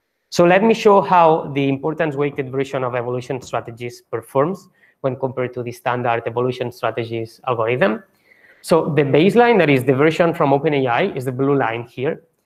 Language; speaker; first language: English; non-native, fluent; Catalan